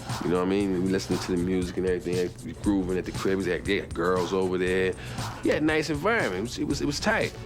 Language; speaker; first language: English; native; English